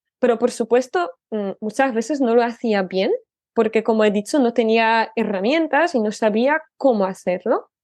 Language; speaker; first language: Spanish; non-native, fluent; Polish